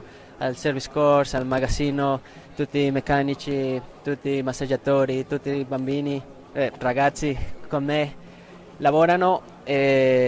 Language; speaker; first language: Italian; non-native, fluent; Spanish